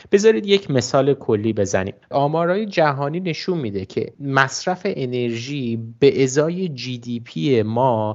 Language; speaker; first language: Persian; native; Persian